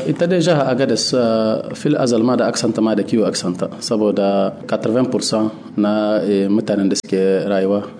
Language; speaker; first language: Hausa; non-native, local second language; Tamasheq